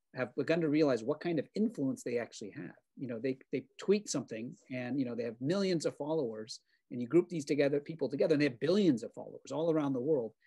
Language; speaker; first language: English; native; English